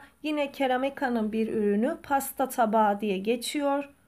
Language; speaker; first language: Turkish; native; Turkish